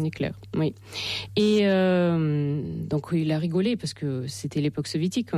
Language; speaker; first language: French; non-native, fluent; Russian